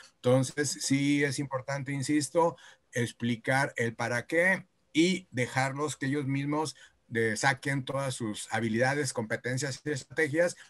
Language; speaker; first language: Spanish; native; Spanish